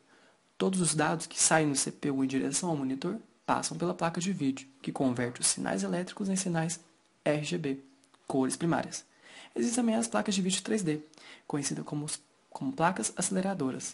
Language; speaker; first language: Portuguese; native; Portuguese